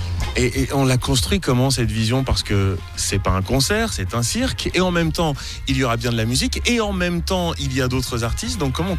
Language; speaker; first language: French; native; French